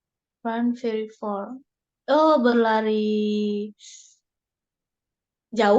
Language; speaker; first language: Indonesian; non-native, learner; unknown